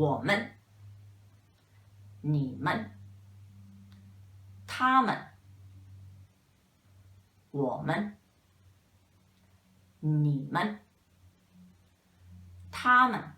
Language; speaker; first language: Chinese; non-native, fluent; English